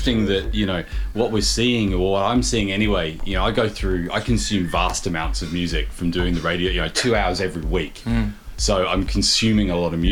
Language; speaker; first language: English; native; English